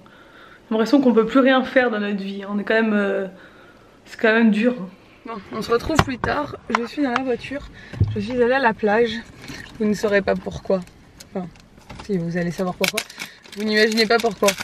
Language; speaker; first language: French; native; French